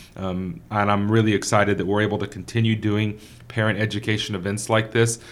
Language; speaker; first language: English; native; English